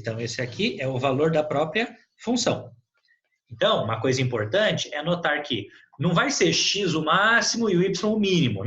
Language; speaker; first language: Portuguese; native; Portuguese